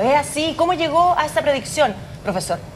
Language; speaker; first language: Spanish; native; Spanish